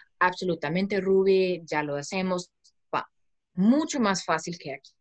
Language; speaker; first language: Spanish; non-native, fluent; English